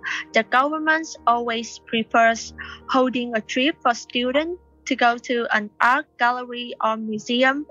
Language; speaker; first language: English; non-native, learner; Vietnamese